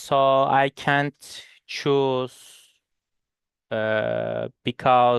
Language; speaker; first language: English; non-native, learner; Turkish